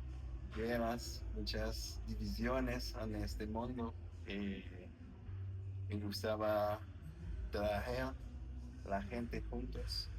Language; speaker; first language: Spanish; non-native, learner; French